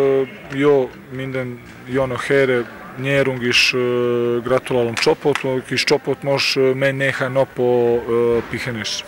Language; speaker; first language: Hungarian; non-native, learner; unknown